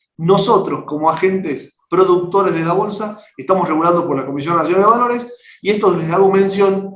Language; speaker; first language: Spanish; native; Spanish